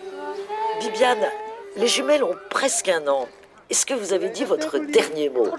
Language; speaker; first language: French; native; French